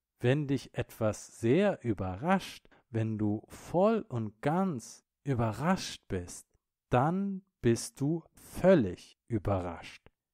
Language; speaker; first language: German; native; German